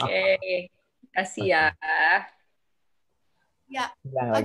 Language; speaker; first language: Indonesian; native; Indonesian